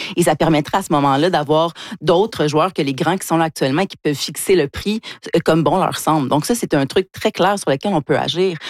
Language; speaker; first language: French; native; French